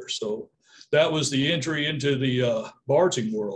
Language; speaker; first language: English; native; English